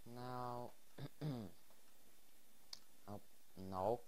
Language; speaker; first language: English; non-native, learner; Bulgarian